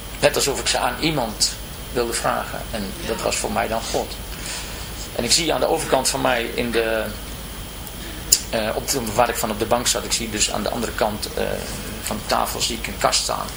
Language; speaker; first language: Dutch; native; Dutch